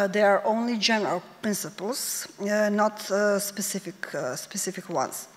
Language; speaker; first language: English; non-native, fluent; Serbian